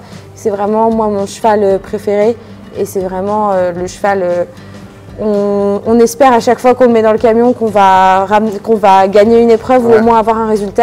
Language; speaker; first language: French; native; French